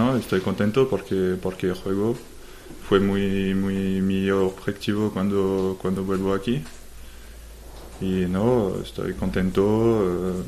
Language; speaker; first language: Spanish; non-native, learner; French